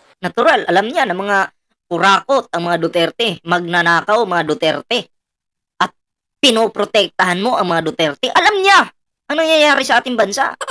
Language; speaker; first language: Filipino; non-native, local second language; Cebuano